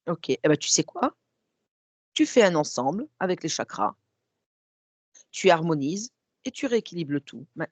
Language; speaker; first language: French; native; French